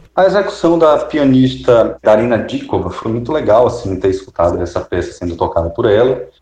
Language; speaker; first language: Portuguese; native; Portuguese